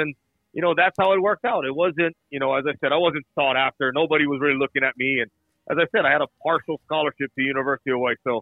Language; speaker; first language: English; native; English